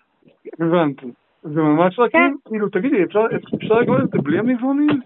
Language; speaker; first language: Hebrew; native; Hebrew